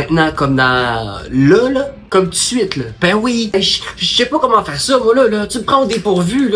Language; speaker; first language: French; native; French